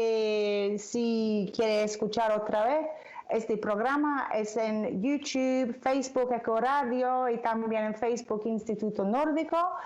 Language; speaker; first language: Spanish; non-native, fluent; English